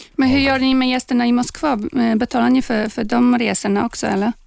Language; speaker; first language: Swedish; non-native, fluent; Polish